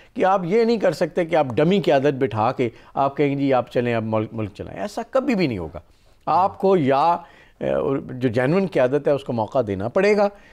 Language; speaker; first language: Urdu; non-native, local second language; Punjabi